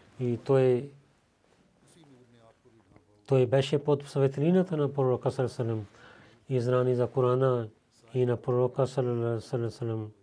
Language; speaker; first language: Bulgarian; non-native, learner; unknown